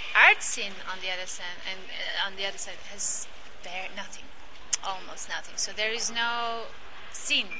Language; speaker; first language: English; non-native, fluent; Croatian